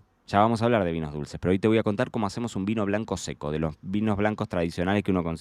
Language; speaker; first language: Spanish; native; Spanish